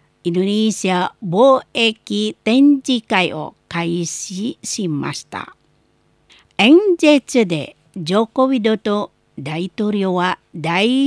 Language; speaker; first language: Japanese; non-native, learner; Indonesian